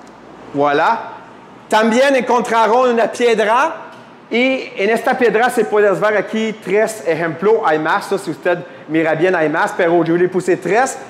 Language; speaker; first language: Spanish; non-native, fluent; French